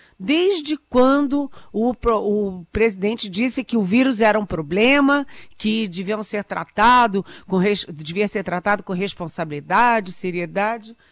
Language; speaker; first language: Portuguese; native; Portuguese